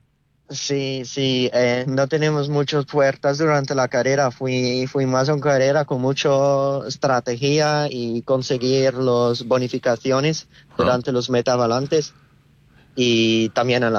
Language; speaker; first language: Spanish; non-native, learner; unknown